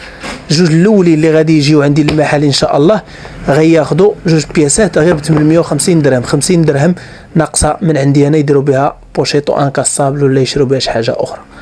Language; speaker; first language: Arabic; native; Arabic